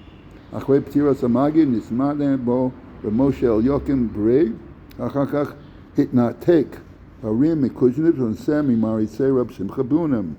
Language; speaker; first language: Hebrew; non-native, fluent; English